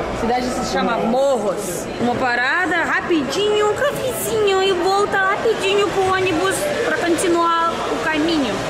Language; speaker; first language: Portuguese; non-native, fluent; Russian